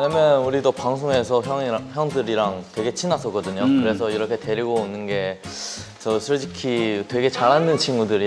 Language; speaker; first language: Korean; non-native, fluent; Chinese